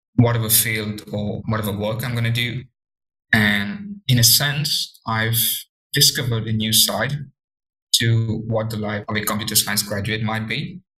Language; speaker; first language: English; non-native, fluent; Morisyen